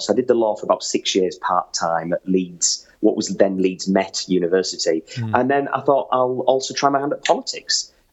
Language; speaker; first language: English; native; English